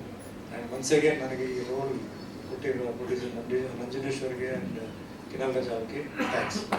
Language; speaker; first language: Kannada; non-native, fluent; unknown